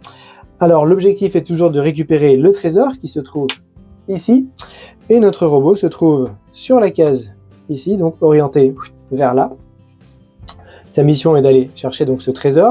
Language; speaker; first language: French; native; French